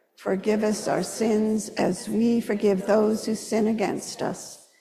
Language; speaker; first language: English; native; English